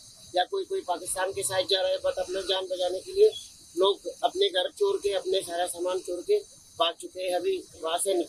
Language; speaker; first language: Hindi; non-native, fluent; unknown